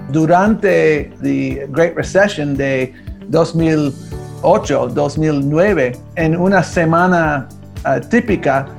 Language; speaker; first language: Spanish; early bilingual, heritage; Spanish